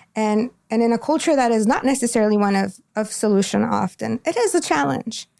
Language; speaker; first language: English; non-native, fluent; Spanish